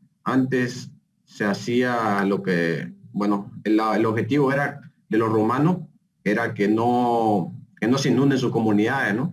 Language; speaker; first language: Spanish; native; Spanish